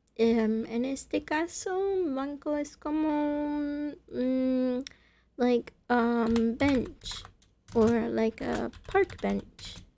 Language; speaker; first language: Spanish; non-native, fluent; English